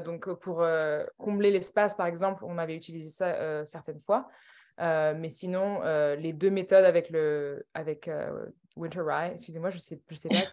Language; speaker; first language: French; non-native, fluent; English